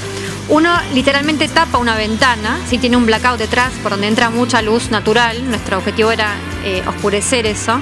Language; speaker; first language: Spanish; native; Spanish